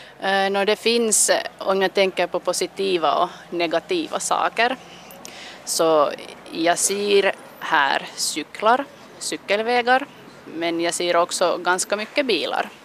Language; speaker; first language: Swedish; non-native, local second language; Finnish